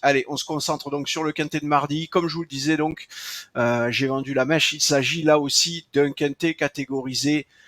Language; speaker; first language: French; native; French